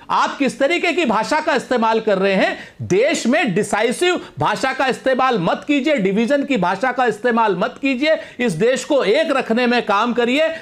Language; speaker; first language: Hindi; native; Hindi